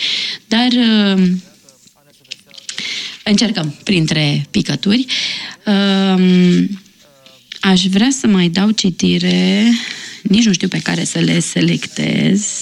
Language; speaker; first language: Romanian; native; Romanian